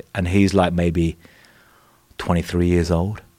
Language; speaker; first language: English; native; English